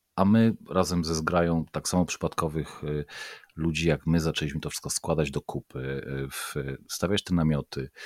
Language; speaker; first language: Polish; native; Polish